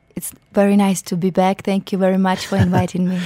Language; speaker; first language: English; non-native, fluent; Ukrainian